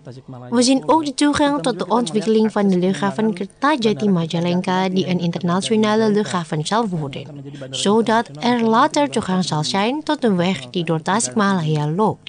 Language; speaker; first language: Dutch; non-native, fluent; Indonesian